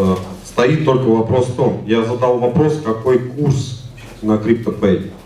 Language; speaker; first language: Russian; native; Russian